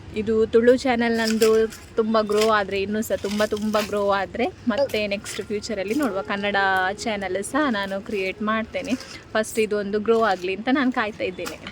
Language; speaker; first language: Kannada; non-native, local second language; Tulu